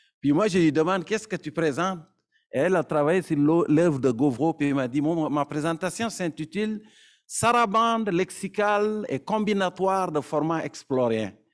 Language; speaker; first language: French; non-native, local second language; Serer